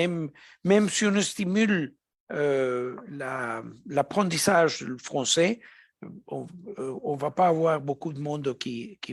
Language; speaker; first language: French; non-native, fluent; Spanish